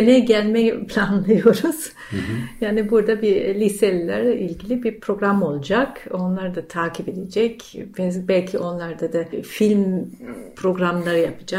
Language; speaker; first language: Turkish; non-native, fluent; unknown